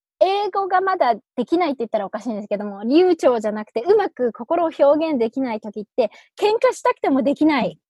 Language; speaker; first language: Japanese; native; Japanese